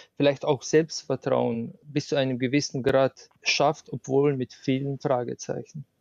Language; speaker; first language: German; non-native, fluent; Slovenian